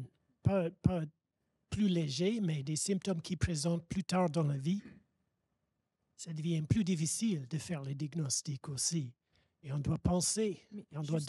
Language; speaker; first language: French; non-native, fluent; English